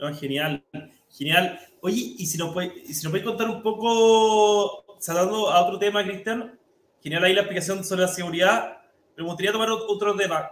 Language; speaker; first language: Spanish; native; Spanish